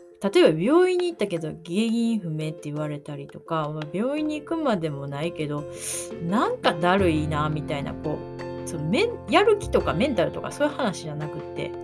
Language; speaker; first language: Japanese; native; Japanese